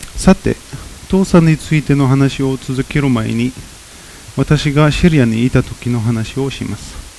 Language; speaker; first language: Japanese; non-native, fluent; Arabic